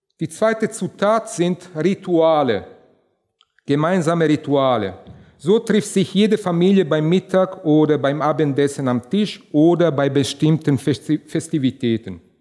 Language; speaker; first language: German; non-native, fluent; Italian